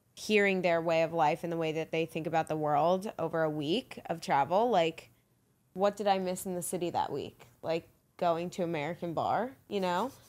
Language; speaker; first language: English; native; English